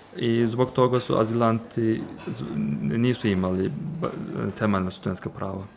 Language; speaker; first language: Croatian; non-native, fluent; Turkish